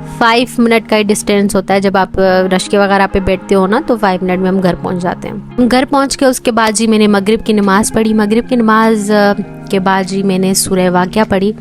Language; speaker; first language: Urdu; native; Urdu